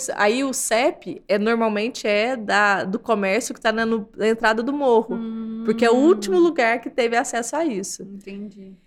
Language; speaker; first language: Portuguese; native; Portuguese